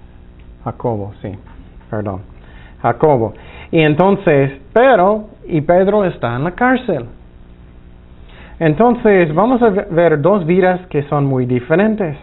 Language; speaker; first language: Spanish; non-native, fluent; English